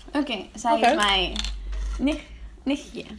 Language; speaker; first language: Dutch; non-native, learner; Spanish